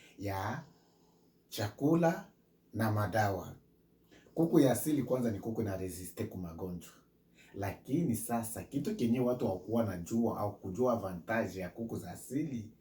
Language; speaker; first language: Swahili; native; Swahili